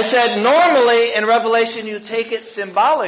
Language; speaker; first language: English; native; English